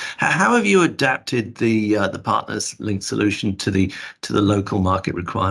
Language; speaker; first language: English; native; English